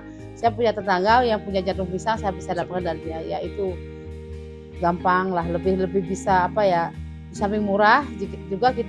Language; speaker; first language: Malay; non-native, local second language; Balinese